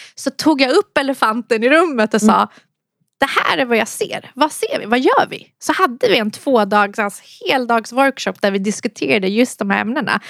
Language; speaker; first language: Swedish; native; Swedish